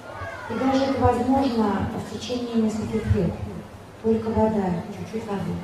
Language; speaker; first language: Russian; native; Russian